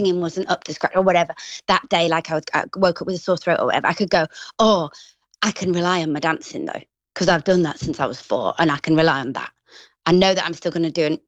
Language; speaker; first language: English; native; English